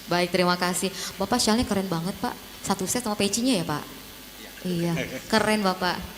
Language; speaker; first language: Indonesian; native; Indonesian